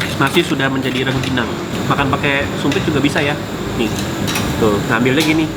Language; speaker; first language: Indonesian; native; Indonesian